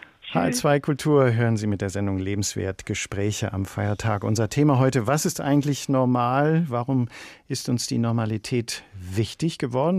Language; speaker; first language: German; native; German